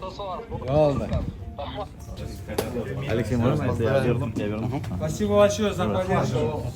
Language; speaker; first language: Russian; non-native, local second language; Kyrgyz